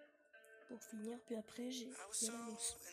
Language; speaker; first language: French; native; French